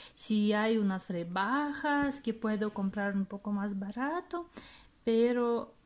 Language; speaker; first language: Spanish; non-native, fluent; Russian